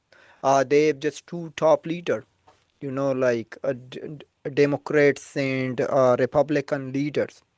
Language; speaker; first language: English; non-native, fluent; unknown